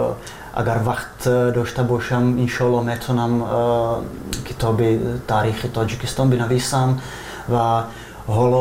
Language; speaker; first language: Persian; non-native, fluent; Czech